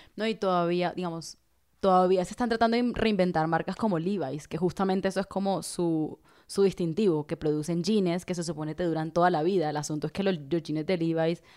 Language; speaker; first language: Spanish; native; Spanish